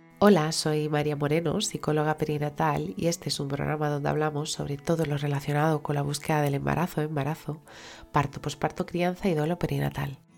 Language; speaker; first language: Spanish; native; Spanish